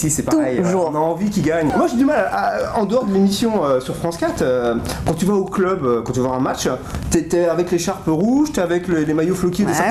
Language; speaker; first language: French; native; French